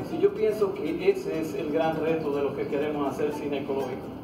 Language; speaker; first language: Spanish; native; Spanish